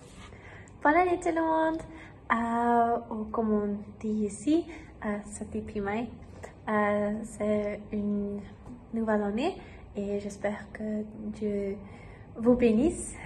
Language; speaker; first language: French; non-native, learner; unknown